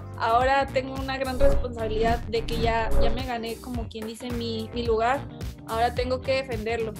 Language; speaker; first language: Spanish; native; Spanish